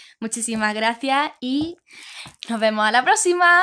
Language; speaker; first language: Spanish; native; Spanish